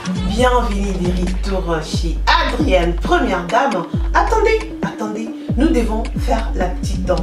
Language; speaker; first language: French; non-native, local second language; Lingala